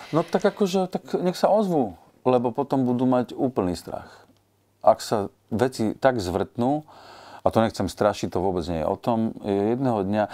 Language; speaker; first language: Slovak; native; Slovak